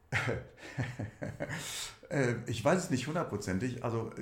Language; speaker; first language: German; native; German